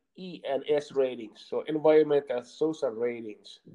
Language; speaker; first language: English; non-native, fluent; Finnish